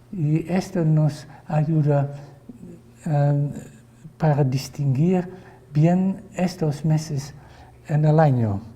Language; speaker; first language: Spanish; non-native, fluent; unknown